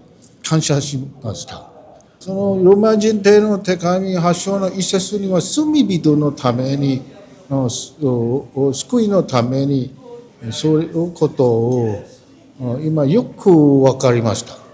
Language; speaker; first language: Japanese; non-native, learner; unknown